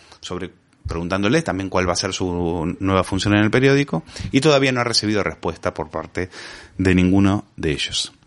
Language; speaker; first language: Spanish; native; Spanish